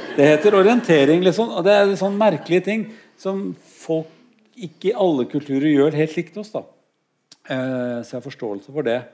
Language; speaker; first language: Norwegian; native; Norwegian